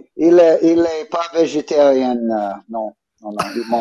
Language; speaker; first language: French; non-native, fluent; English